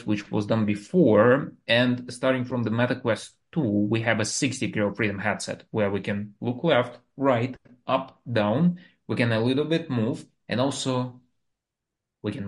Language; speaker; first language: English; non-native, fluent; Russian